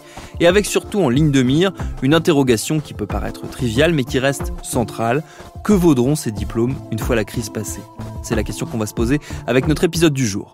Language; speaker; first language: French; native; French